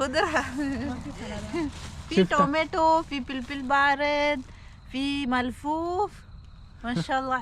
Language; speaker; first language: Arabic; non-native, learner; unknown